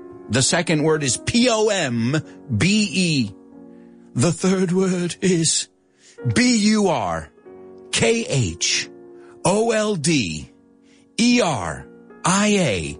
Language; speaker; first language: English; early bilingual, other home language; Spanish